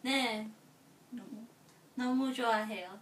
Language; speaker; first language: Korean; non-native, learner; English